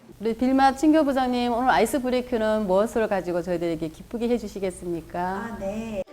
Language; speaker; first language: Korean; native; Korean